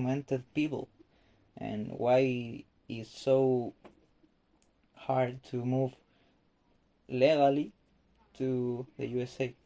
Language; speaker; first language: English; non-native, fluent; Spanish